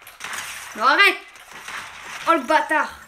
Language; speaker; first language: French; native; French